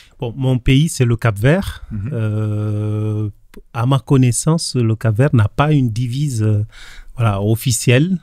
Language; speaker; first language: French; non-native, fluent; Kabuverdianu